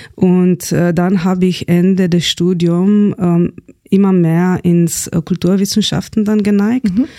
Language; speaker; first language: German; non-native, fluent; Slovenian